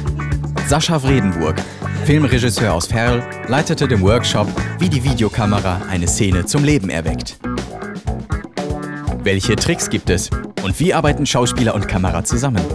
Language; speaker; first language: German; native; German